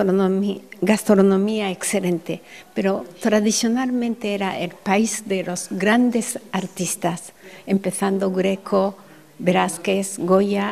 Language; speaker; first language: Spanish; non-native, fluent; Japanese